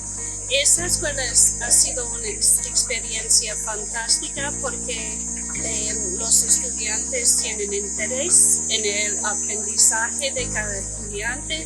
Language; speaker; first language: Spanish; non-native, fluent; English